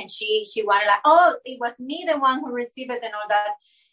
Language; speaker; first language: English; non-native, fluent; Spanish